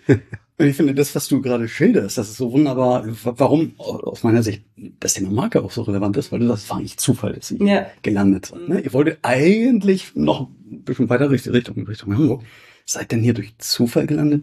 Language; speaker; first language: German; native; German